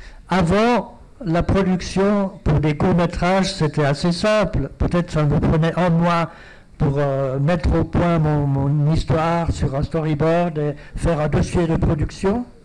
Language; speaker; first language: French; native; French